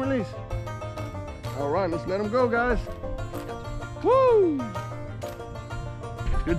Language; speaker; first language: English; native; English